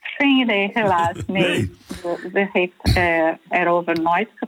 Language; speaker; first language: Dutch; non-native, fluent; Portuguese